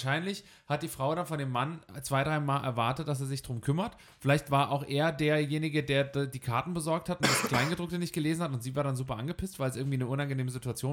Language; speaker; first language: German; native; German